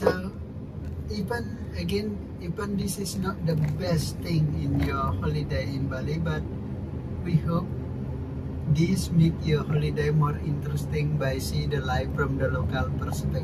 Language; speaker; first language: English; non-native, learner; Balinese